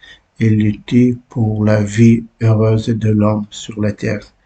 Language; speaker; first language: French; non-native, learner; Uzbek